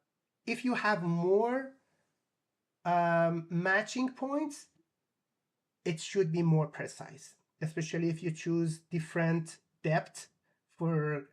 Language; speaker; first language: English; non-native, fluent; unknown